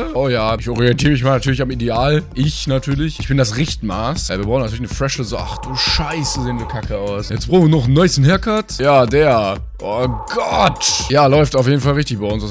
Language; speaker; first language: German; native; German